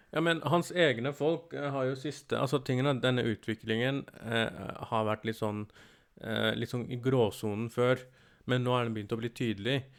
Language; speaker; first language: Norwegian; early bilingual, other home language; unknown